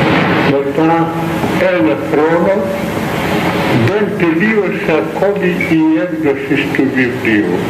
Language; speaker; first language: Greek; non-native, fluent; Russian